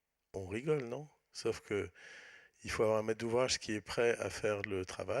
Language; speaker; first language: French; native; French